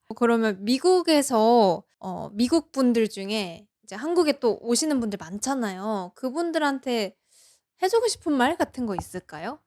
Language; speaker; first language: Korean; native; Korean